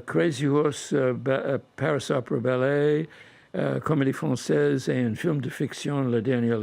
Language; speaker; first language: French; non-native, fluent; English